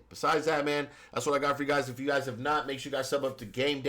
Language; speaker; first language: English; native; English